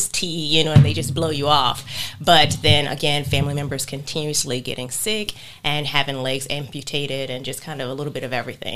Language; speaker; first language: English; native; English